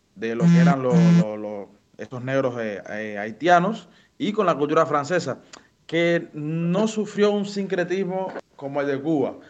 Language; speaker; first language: Spanish; native; Spanish